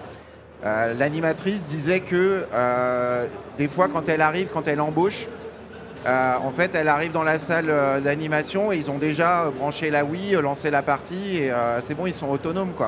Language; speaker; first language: French; native; French